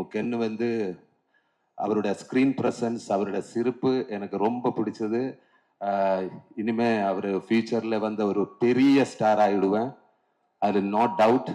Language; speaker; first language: Tamil; non-native, fluent; Malayalam